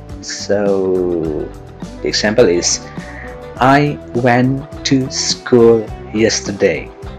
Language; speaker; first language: English; non-native, fluent; Indonesian